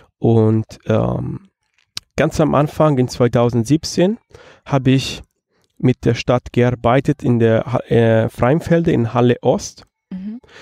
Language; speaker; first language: German; non-native, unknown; Italian